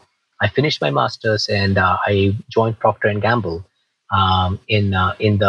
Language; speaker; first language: English; non-native, local second language; Hindi